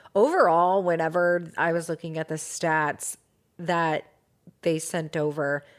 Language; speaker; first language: English; native; English